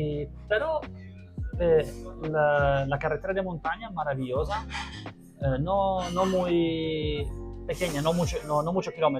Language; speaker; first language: Spanish; non-native, learner; Italian